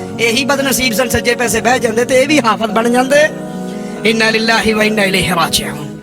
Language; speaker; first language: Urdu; non-native, local second language; Punjabi